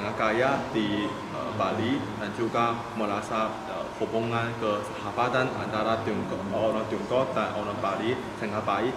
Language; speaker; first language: Indonesian; non-native, fluent; Chinese